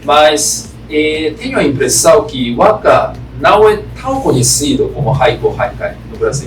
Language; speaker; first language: Portuguese; non-native, fluent; Japanese